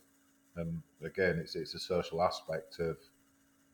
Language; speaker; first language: English; native; English